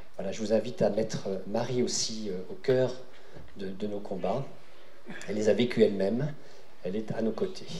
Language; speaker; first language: French; native; French